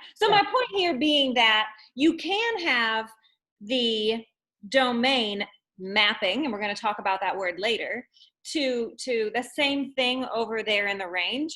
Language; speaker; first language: English; native; English